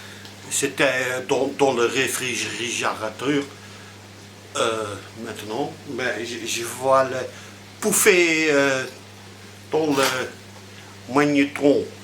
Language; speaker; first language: French; non-native, learner; Dutch